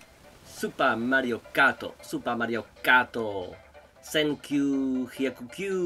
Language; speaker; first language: Japanese; non-native, learner; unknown